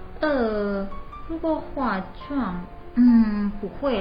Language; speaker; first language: Chinese; non-native, learner; Indonesian